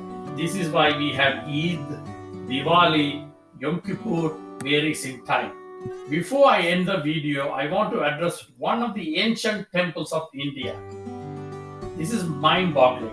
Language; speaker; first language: English; non-native, local second language; Tamil